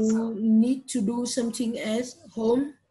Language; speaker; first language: English; non-native, learner; Vietnamese